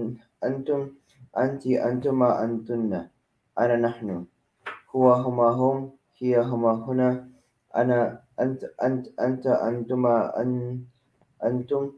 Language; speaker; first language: Arabic; non-native, learner; Filipino